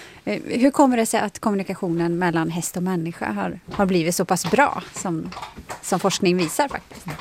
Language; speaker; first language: Swedish; native; Swedish